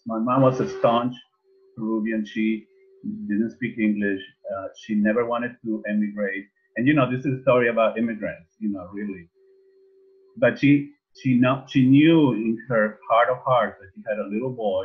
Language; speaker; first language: English; non-native, fluent; Spanish